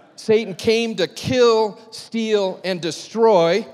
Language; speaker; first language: English; native; English